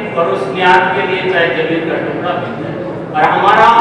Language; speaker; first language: Hindi; native; Hindi